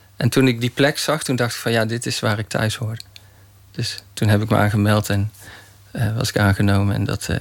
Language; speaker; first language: Dutch; native; Dutch